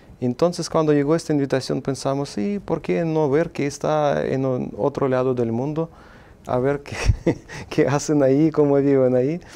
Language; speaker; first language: Spanish; non-native, fluent; Russian